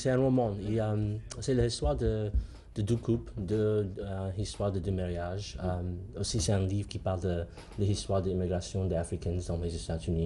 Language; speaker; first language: French; non-native, learner; English